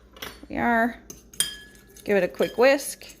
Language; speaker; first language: English; native; English